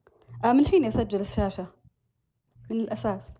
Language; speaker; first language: Arabic; native; Arabic